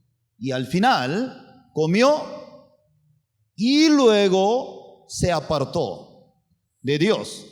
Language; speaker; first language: Spanish; non-native, fluent; Korean